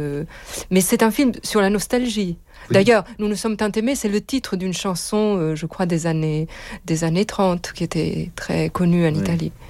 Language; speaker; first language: French; native; French